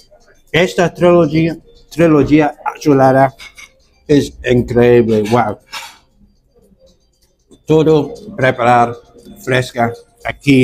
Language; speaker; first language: Spanish; non-native, learner; English